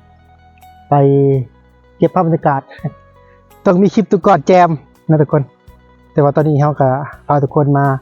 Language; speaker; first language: Thai; non-native, local second language; Lao